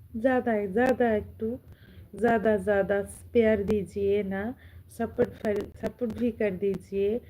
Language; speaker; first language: Hindi; non-native, local second language; Bangla